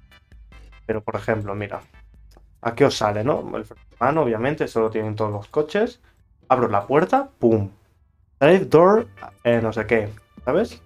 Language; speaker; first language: Spanish; native; Spanish